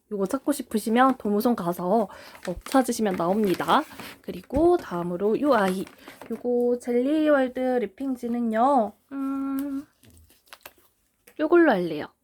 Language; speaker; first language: Korean; native; Korean